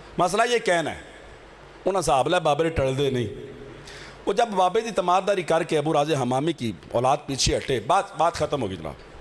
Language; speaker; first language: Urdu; non-native, local second language; Punjabi